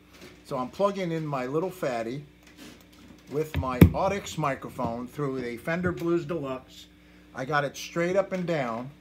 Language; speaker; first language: English; native; English